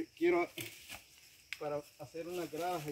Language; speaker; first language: Spanish; native; Spanish